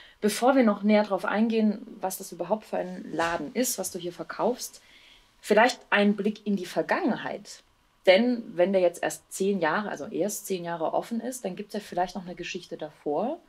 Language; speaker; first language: German; native; German